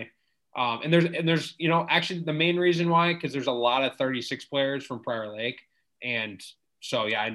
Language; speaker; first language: English; native; English